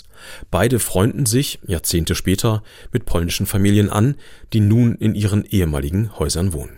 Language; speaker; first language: German; native; German